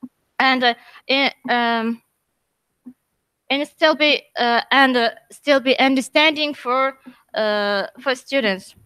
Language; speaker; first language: English; non-native, learner; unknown